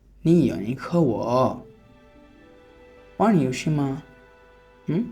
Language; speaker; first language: Chinese; non-native, fluent; Bangla